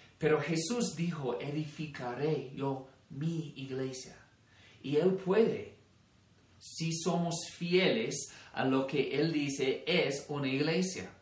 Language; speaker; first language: Spanish; non-native, fluent; English